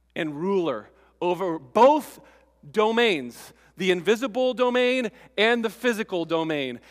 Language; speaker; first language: English; native; English